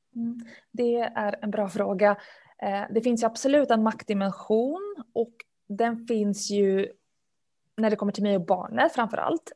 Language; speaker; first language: Swedish; early bilingual, other home language; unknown